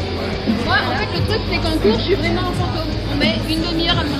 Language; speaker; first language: French; native; French